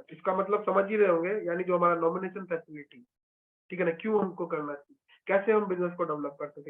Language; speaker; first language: Hindi; native; Hindi